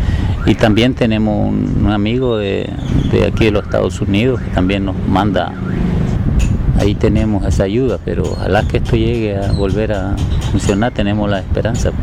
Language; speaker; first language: Spanish; native; Spanish